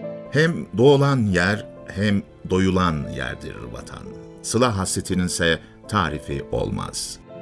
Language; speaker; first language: Turkish; native; Turkish